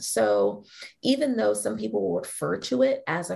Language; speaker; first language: English; native; English